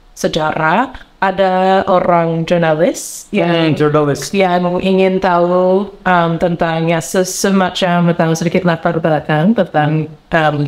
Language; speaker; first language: Indonesian; non-native, learner; English